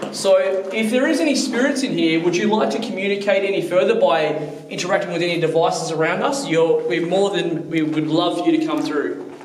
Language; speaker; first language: English; native; English